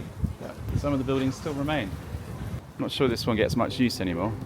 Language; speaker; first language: English; native; English